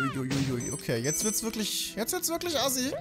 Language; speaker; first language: German; native; German